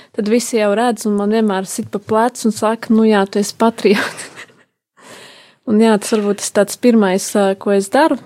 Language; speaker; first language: Latvian; native; Latvian